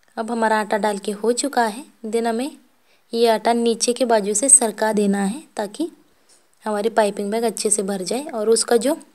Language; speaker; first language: Hindi; non-native, local second language; Marathi